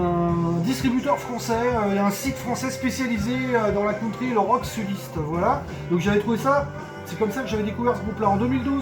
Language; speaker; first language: French; native; French